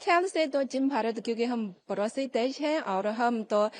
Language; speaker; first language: Hindi; non-native, fluent; Chinese